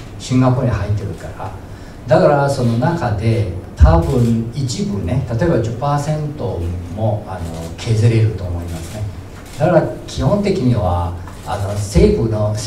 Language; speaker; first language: Japanese; non-native, fluent; Chinese